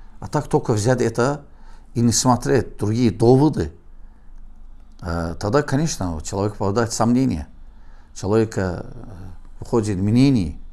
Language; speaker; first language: Russian; non-native, learner; Azerbaijani